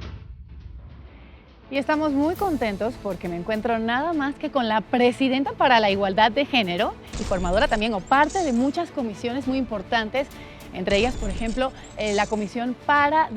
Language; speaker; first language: Spanish; native; Spanish